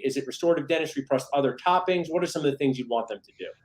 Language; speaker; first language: English; native; English